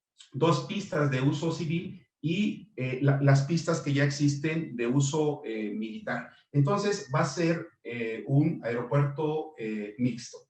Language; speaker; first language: Spanish; native; Spanish